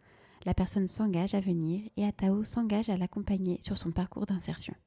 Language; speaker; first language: French; native; French